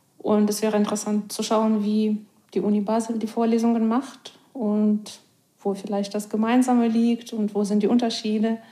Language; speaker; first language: German; non-native, fluent; Russian